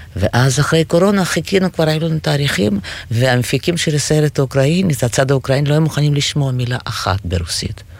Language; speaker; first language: Hebrew; non-native, fluent; Russian